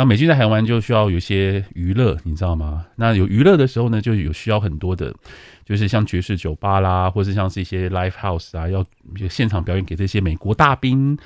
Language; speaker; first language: Chinese; native; Chinese